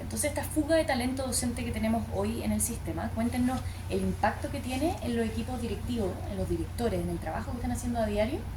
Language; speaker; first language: Spanish; native; Spanish